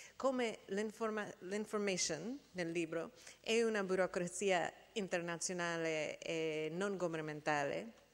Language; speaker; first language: Italian; non-native, fluent; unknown